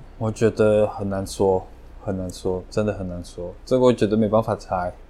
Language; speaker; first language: Chinese; early bilingual, heritage; Chinese